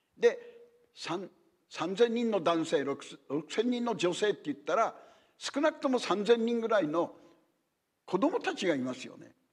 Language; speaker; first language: Japanese; native; Japanese